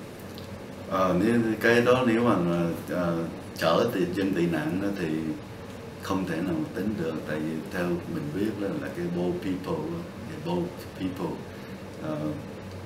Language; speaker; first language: Vietnamese; non-native, local second language; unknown